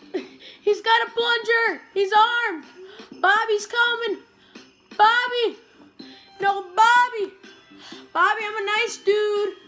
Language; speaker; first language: English; native; English